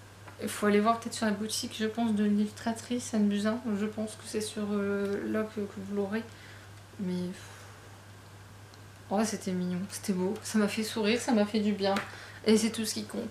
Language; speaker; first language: French; native; French